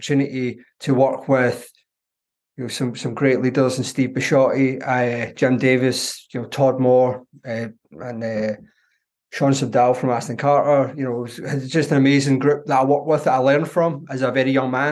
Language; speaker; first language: English; native; English